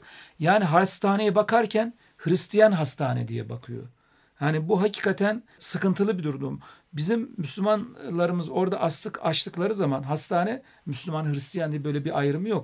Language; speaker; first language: Turkish; native; Turkish